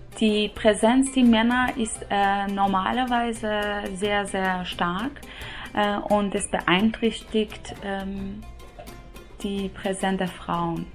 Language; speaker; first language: German; non-native, fluent; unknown